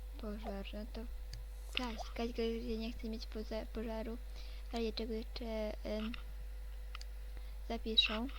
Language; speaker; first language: Polish; native; Polish